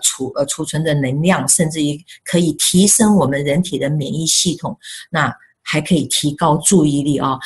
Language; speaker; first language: Chinese; native; Chinese